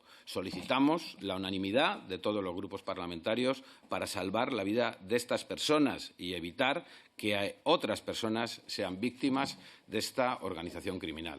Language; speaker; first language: Spanish; native; Spanish